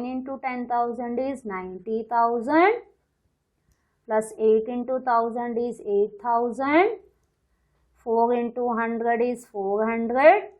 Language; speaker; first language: English; non-native, local second language; Hindi